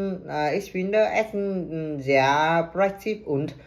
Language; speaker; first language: German; non-native, learner; Vietnamese